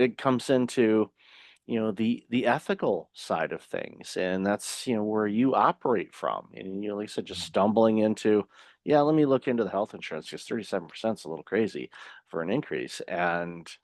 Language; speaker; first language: English; native; English